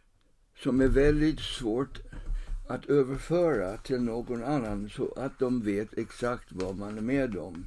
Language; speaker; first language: Swedish; non-native, fluent; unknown